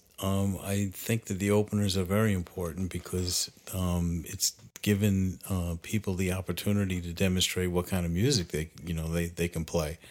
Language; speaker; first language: English; native; English